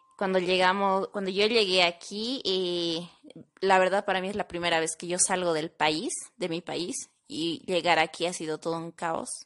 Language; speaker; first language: Spanish; native; Spanish